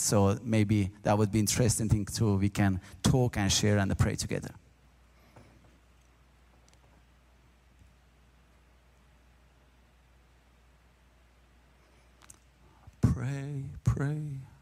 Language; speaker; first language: English; non-native, learner; Azerbaijani